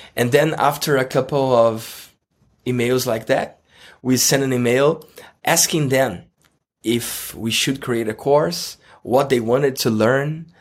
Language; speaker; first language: English; non-native, fluent; Portuguese